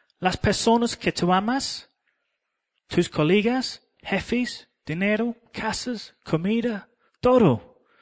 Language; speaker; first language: Spanish; non-native, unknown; English